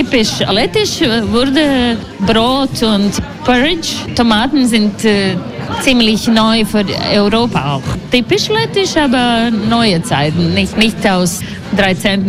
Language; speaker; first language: German; non-native, learner; Latvian